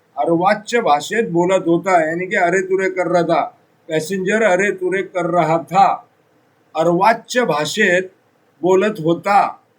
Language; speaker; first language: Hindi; non-native, local second language; Marathi